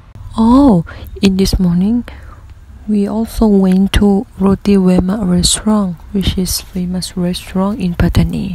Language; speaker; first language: English; non-native, learner; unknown